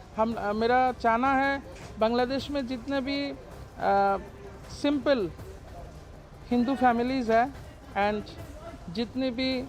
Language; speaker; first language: Hindi; non-native, fluent; Bangla